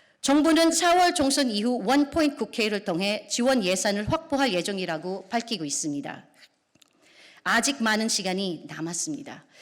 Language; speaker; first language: Korean; non-native, fluent; Filipino